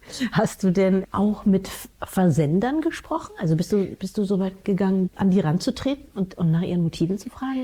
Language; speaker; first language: German; native; German